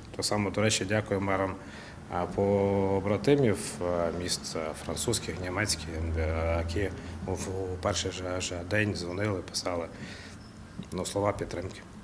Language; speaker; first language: Ukrainian; non-native, local second language; Russian